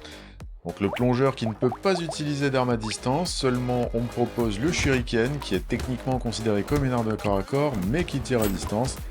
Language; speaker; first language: French; native; French